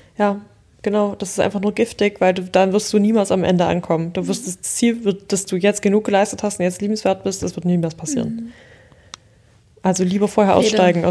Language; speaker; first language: German; native; German